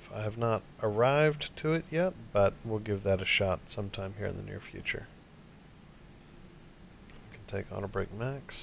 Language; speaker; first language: English; native; English